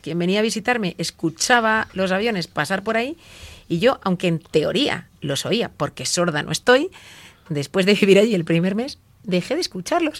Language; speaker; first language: Spanish; native; Spanish